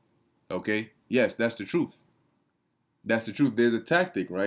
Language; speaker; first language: English; native; English